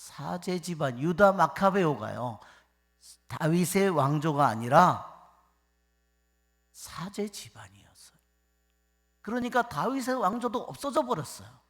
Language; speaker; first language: Korean; native; Korean